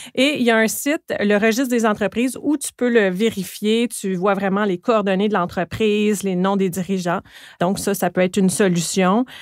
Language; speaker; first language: French; native; French